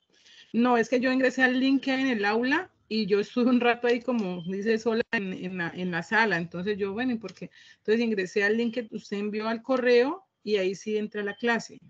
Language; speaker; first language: Spanish; native; Spanish